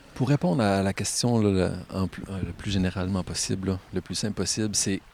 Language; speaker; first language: French; native; French